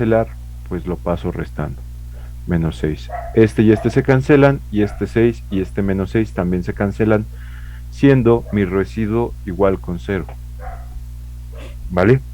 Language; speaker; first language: Spanish; native; Spanish